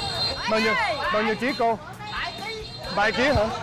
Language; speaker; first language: Vietnamese; non-native, learner; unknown